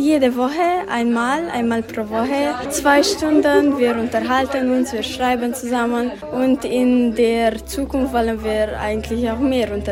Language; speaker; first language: German; non-native, local second language; Romanian